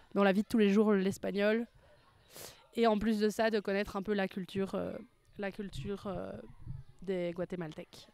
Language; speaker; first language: French; native; French